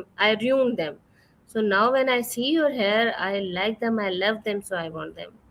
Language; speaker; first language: English; non-native, fluent; Urdu